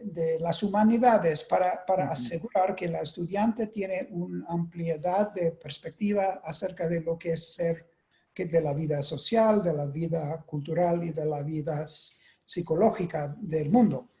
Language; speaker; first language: Spanish; non-native, fluent; English